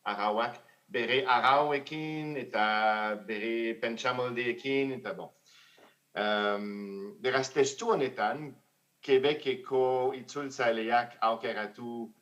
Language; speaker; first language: Basque; non-native, fluent; French